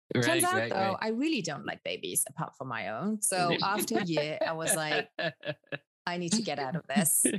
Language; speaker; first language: English; early bilingual, other home language; Spanish